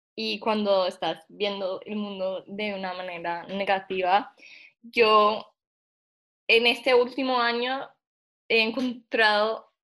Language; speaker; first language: Spanish; non-native, fluent; English